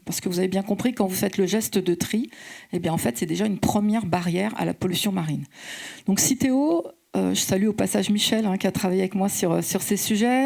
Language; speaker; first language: French; native; French